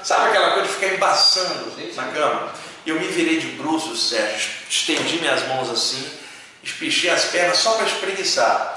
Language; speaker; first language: Portuguese; native; Portuguese